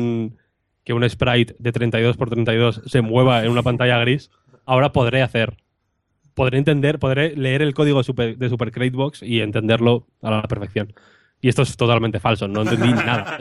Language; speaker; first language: Spanish; native; Spanish